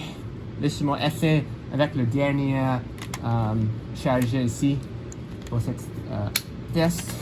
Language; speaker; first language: French; non-native, learner; English